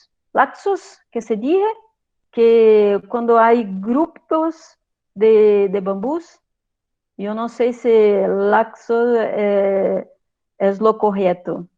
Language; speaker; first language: Spanish; non-native, learner; Portuguese